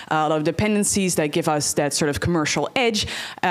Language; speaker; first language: English; non-native, fluent; Dutch